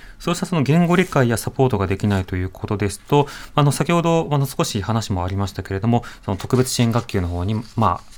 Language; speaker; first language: Japanese; native; Japanese